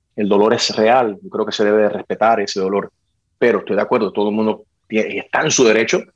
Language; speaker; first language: Spanish; early bilingual, heritage; Spanish